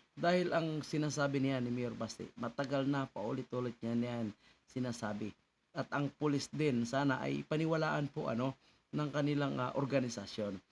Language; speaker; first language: Filipino; native; Filipino